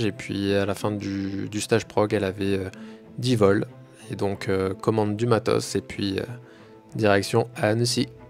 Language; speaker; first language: French; native; French